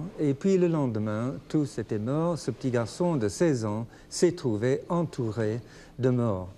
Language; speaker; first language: French; non-native, fluent; English